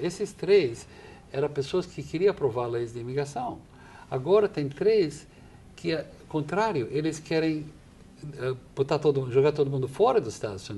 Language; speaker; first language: Portuguese; non-native, fluent; English